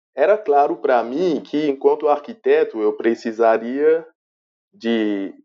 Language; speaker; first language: Portuguese; non-native, fluent; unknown